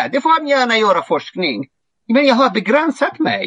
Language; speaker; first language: Swedish; non-native, fluent; Arabic